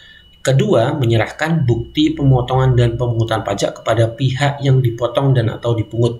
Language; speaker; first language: Indonesian; native; Indonesian